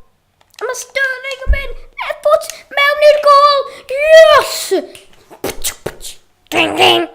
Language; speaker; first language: Welsh; native; Welsh